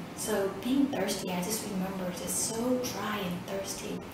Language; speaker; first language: English; early bilingual, other home language; Vietnamese